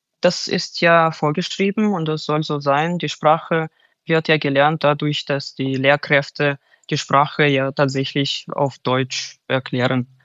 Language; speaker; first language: German; non-native, fluent; Russian